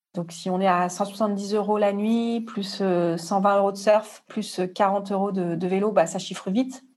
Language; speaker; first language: French; native; French